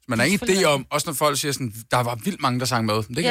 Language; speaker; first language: Danish; native; Danish